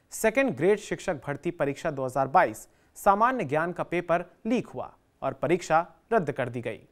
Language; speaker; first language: Hindi; native; Hindi